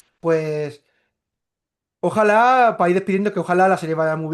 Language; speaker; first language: Spanish; native; Spanish